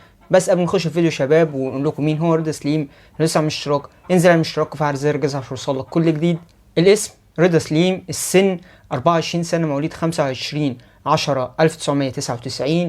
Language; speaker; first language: Arabic; native; Arabic